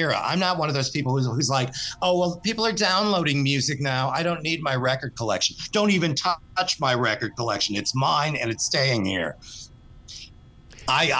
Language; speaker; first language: English; native; English